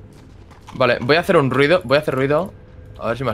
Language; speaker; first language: Spanish; native; Spanish